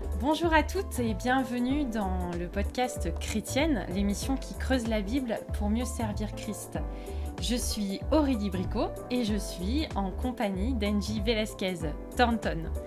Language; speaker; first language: French; native; French